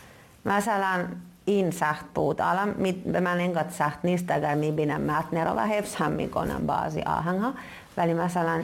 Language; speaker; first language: Persian; non-native, fluent; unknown